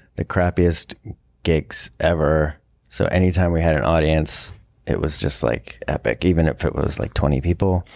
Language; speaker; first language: English; native; English